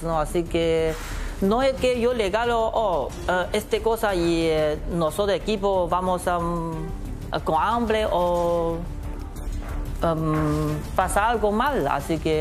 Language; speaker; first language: Spanish; non-native, learner; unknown